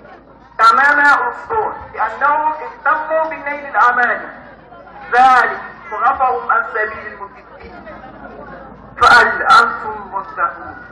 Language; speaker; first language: Arabic; non-native, fluent; Yoruba